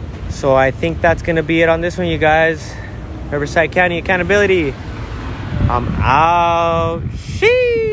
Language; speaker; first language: English; early bilingual, other home language; Spanish